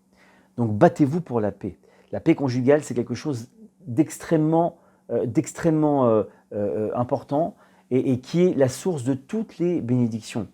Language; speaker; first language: French; native; French